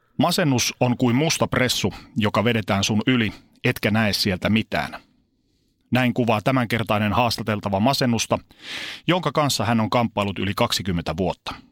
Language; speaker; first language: Finnish; native; Finnish